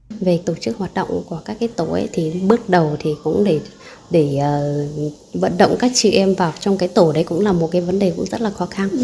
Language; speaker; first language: Vietnamese; non-native, local second language; Hmong